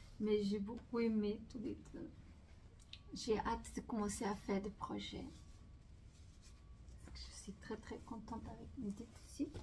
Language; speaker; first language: French; non-native, fluent; Portuguese